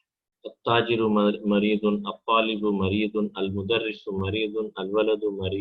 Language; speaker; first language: Arabic; non-native, fluent; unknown